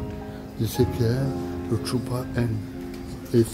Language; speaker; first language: Spanish; non-native, learner; French